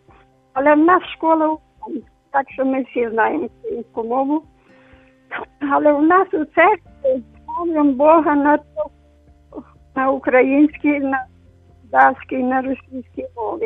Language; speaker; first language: Ukrainian; non-native, local second language; Romanian